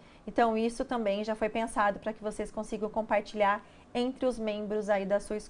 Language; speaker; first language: Portuguese; native; Portuguese